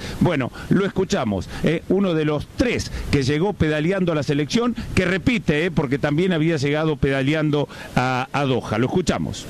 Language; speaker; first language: Spanish; native; Spanish